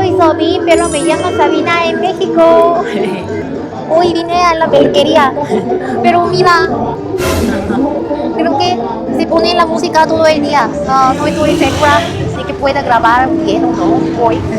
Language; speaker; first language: Spanish; non-native, fluent; Korean